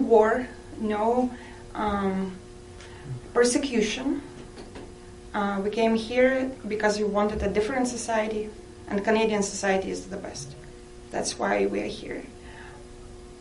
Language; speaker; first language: English; non-native, fluent; Russian